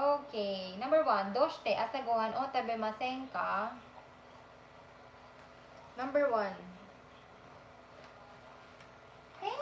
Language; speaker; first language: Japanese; non-native, fluent; Filipino